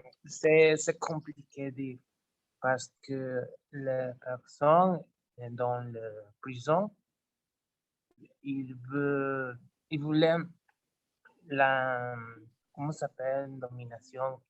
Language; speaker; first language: French; non-native, learner; Spanish